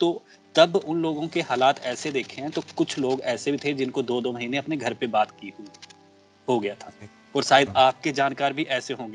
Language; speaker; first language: Hindi; native; Hindi